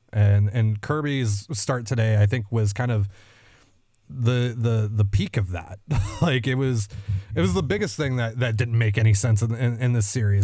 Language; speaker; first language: English; native; English